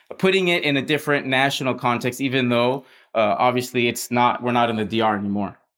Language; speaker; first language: English; early bilingual, other home language; Spanish